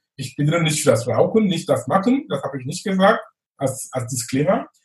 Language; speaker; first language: German; non-native, fluent; English